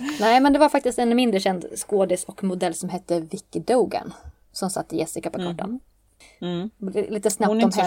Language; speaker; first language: Swedish; native; Swedish